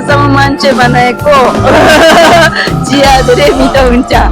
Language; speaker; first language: Nepali; non-native, learner; Japanese